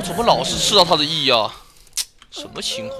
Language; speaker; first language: Chinese; native; Chinese